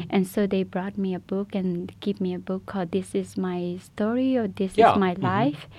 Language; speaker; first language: English; non-native, fluent; Burmese